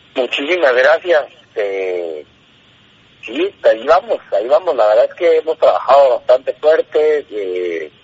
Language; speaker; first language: Spanish; native; Spanish